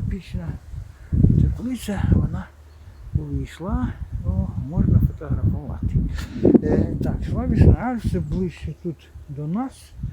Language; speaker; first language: Ukrainian; non-native, local second language; Russian